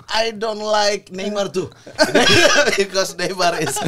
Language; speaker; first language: English; non-native, learner; Indonesian